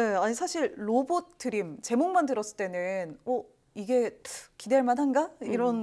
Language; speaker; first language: Korean; native; Korean